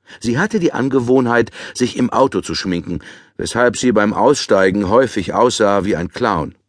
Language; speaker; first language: German; native; German